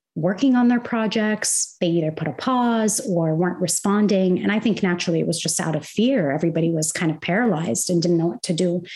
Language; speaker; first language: English; non-native, fluent; Arabic